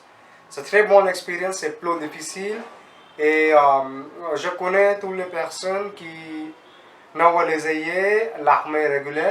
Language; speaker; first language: French; non-native, learner; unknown